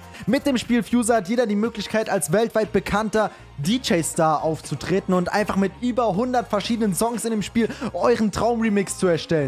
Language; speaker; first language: German; native; German